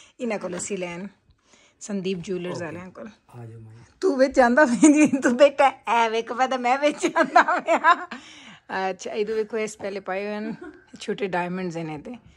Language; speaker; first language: Urdu; native; Urdu